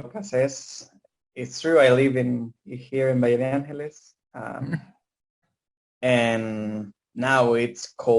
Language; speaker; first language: English; non-native, learner; Spanish